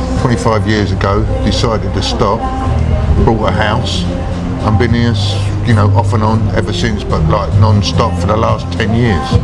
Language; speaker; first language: English; native; English